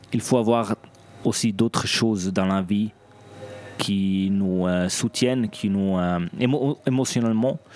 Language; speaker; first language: French; non-native, local second language; Italian